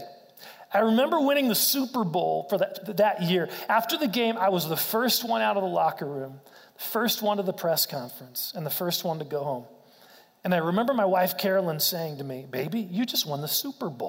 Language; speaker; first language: English; native; English